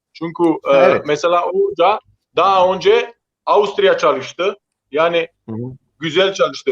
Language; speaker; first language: Turkish; non-native, learner; Croatian